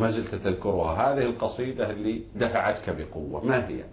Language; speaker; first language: Arabic; native; Arabic